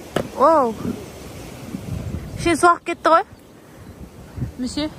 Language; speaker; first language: Kazakh; native; Kazakh